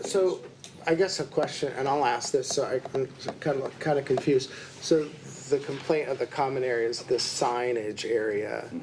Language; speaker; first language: English; native; English